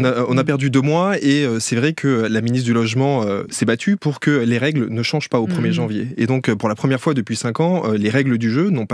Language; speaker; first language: French; native; French